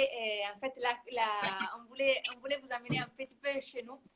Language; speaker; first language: French; non-native, fluent; Italian